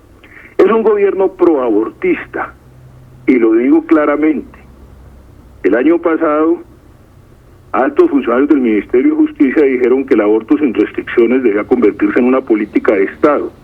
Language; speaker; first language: Spanish; native; Spanish